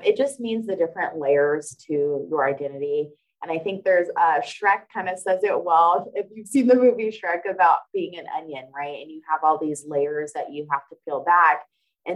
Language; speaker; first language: English; native; English